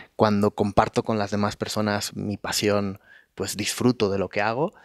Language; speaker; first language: Spanish; native; Spanish